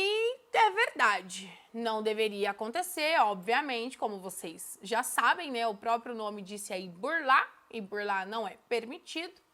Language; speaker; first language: Portuguese; native; Portuguese